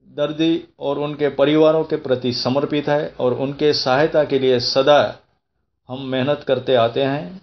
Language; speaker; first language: Hindi; non-native, local second language; Gujarati